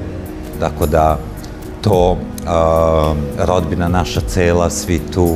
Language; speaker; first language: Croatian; early bilingual, heritage; Croatian